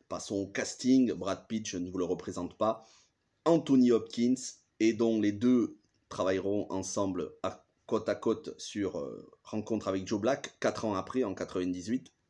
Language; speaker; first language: French; native; French